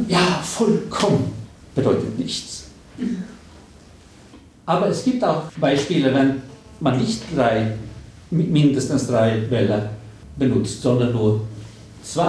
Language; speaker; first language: German; non-native, fluent; Swedish